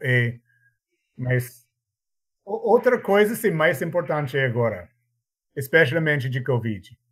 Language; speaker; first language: Portuguese; non-native, learner; English